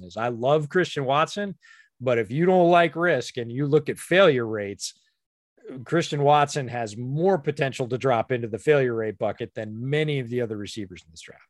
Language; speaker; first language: English; native; English